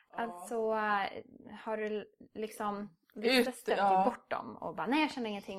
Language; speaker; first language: Swedish; native; Swedish